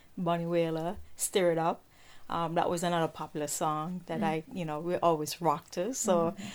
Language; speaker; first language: English; non-native, local second language; Jamaican Creole English